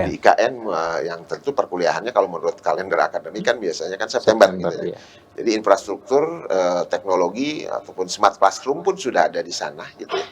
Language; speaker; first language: Indonesian; native; Indonesian